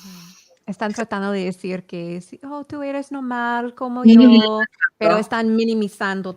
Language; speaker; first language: Spanish; early bilingual, heritage; English